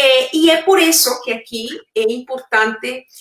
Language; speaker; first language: Portuguese; non-native, fluent; Spanish